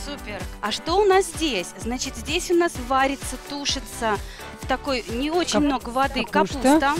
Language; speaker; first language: Russian; native; Russian